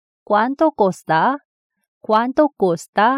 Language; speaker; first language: Italian; non-native, fluent; Korean